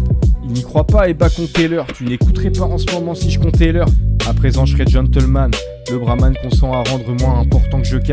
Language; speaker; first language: French; native; French